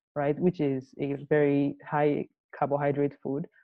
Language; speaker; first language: English; non-native, local second language; Yoruba